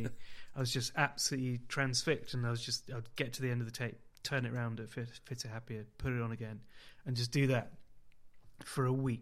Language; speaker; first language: English; native; English